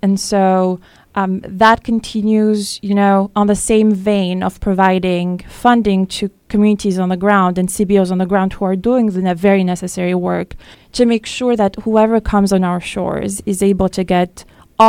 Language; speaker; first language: English; non-native, fluent; French